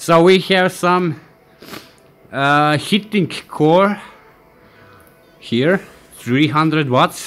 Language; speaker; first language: English; non-native, learner; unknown